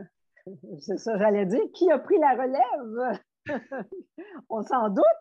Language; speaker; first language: French; native; French